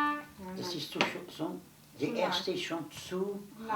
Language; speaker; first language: German; non-native, learner; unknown